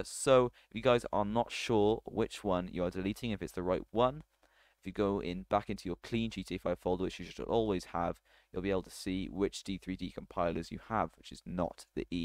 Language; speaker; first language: English; native; English